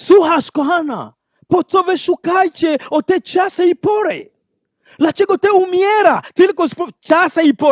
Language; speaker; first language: Polish; non-native, learner; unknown